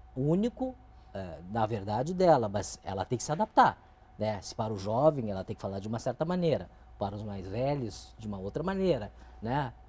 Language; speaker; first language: Portuguese; early bilingual, other home language; Chinese